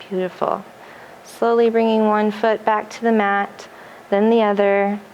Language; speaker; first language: English; native; English